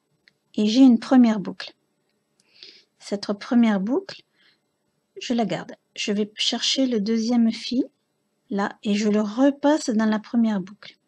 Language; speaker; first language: French; native; French